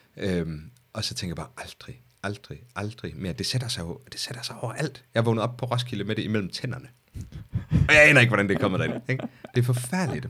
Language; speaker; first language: Danish; native; Danish